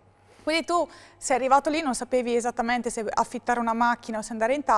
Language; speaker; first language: Italian; native; Italian